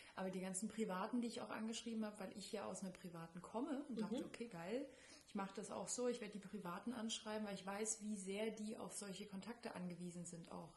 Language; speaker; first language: German; native; German